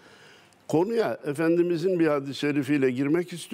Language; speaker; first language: Turkish; native; Turkish